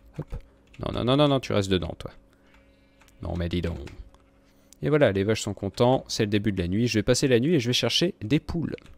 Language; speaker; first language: French; native; French